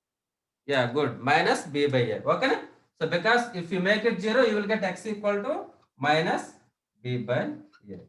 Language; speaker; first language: English; non-native, local second language; Telugu